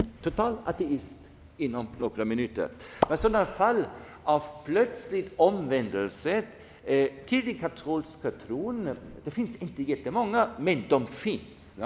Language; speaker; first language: Swedish; non-native, fluent; German